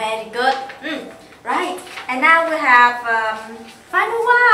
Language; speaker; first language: English; non-native, fluent; Vietnamese